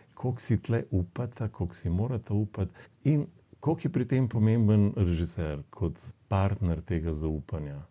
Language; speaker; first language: Slovenian; native; Slovenian